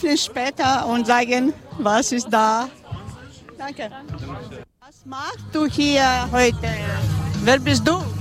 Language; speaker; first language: German; non-native, learner; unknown